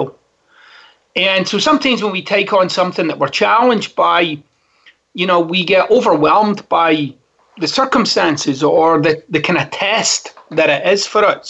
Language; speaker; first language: English; native; English